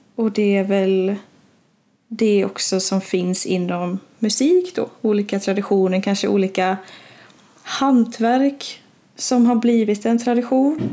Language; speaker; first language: Swedish; early bilingual, other home language; Norwegian